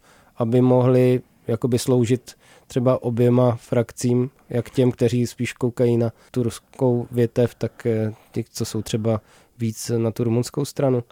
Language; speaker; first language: Czech; native; Czech